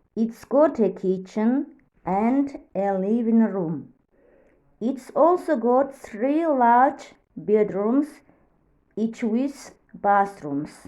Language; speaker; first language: English; non-native, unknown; Kazakh